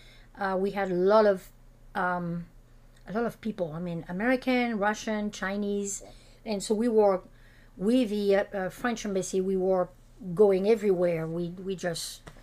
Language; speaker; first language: English; non-native, fluent; French